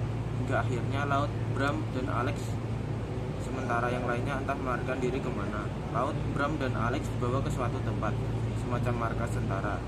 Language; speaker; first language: Indonesian; native; Indonesian